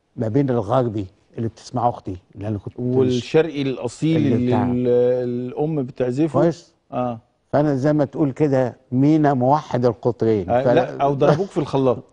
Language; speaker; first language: Arabic; native; Arabic